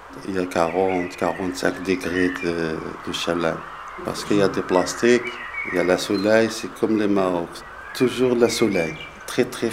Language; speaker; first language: French; non-native, learner; Arabic